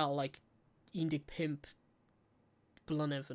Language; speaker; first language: Welsh; native; Welsh